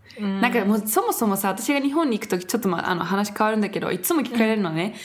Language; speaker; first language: Japanese; early bilingual, heritage; Japanese